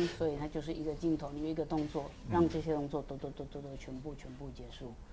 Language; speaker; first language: Chinese; native; Chinese